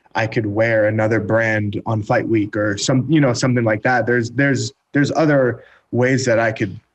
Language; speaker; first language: English; native; English